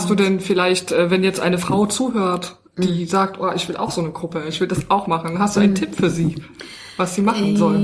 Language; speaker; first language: German; native; German